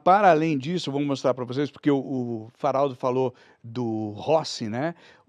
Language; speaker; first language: Portuguese; native; Portuguese